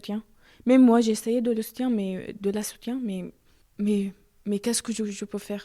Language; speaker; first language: French; non-native, learner; Arabic